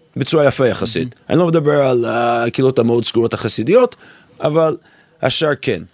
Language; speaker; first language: Hebrew; non-native, fluent; English